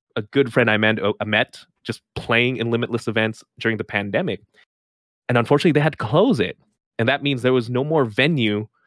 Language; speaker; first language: English; non-native, local second language; Filipino